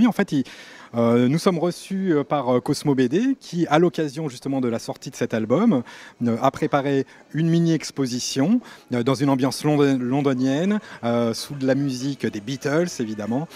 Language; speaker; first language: French; native; French